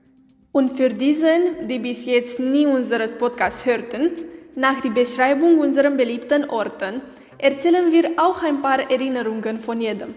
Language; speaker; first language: German; non-native, learner; Romanian